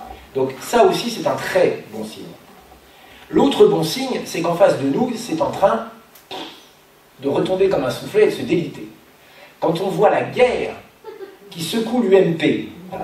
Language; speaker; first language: French; native; French